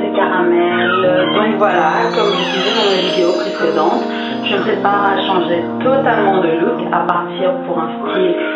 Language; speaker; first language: French; native; French